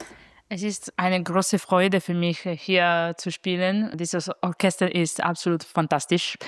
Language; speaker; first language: German; non-native, fluent; Italian